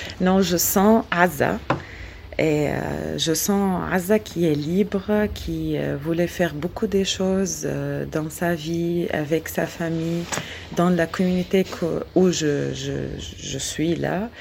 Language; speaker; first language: French; non-native, learner; Arabic